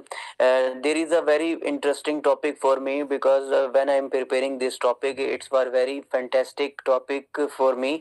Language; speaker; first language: English; non-native, learner; Urdu